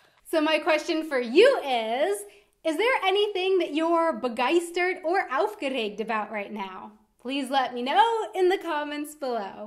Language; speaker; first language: English; native; English